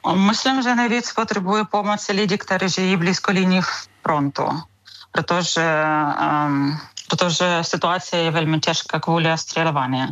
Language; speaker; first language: Czech; non-native, fluent; Ukrainian